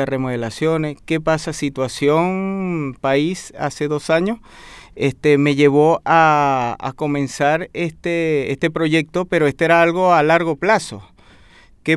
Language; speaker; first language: Spanish; native; Spanish